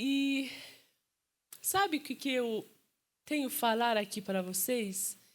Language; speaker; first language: Portuguese; non-native, fluent; Persian